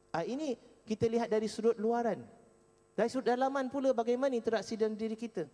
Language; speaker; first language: Malay; native; Malay